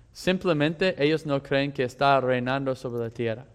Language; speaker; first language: Spanish; non-native, fluent; English